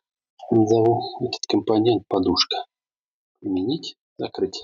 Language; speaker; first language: Russian; native; Russian